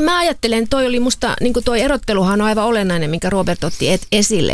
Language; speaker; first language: Finnish; native; Finnish